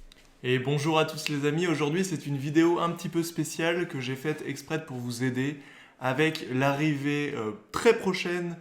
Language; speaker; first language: French; native; French